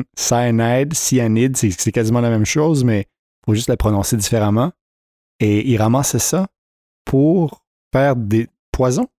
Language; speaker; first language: French; early bilingual, heritage; French